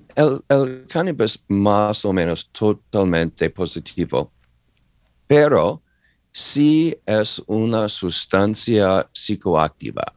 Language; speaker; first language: Spanish; non-native, learner; English